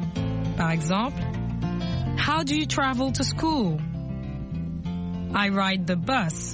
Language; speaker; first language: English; non-native, fluent; French